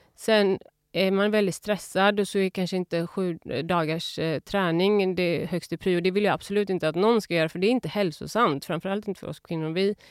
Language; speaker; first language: Swedish; early bilingual, other home language; Urdu